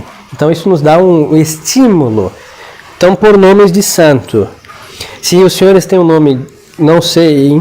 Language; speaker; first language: Portuguese; non-native, fluent; Spanish